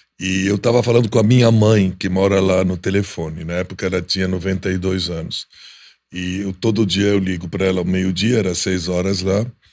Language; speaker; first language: Portuguese; non-native, fluent; Arabic